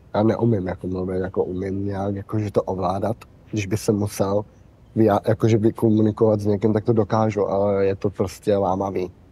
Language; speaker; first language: Czech; early bilingual, heritage; Czech